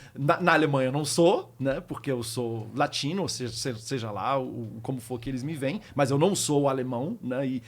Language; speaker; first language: Portuguese; early bilingual, heritage; Portuguese